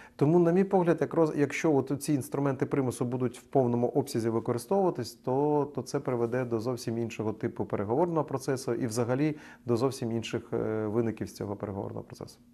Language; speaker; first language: Ukrainian; native; Ukrainian